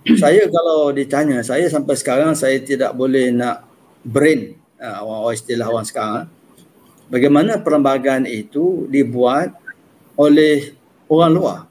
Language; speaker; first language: Malay; native; Malay